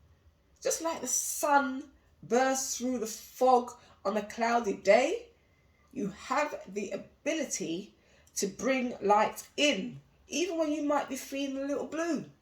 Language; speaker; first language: English; native; English